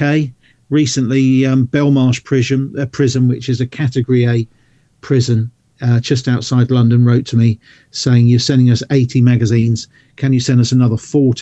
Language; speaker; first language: English; native; English